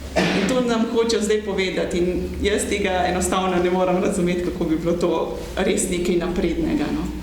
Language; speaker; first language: Slovenian; native; Slovenian